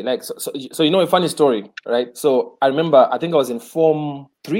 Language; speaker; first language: English; non-native, local second language; Shona